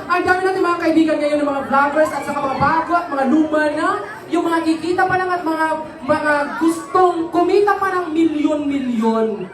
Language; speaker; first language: Filipino; native; Filipino